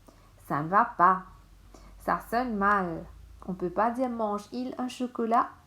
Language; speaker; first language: French; non-native, local second language; Morisyen